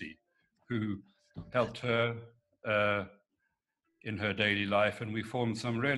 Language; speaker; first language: English; native; English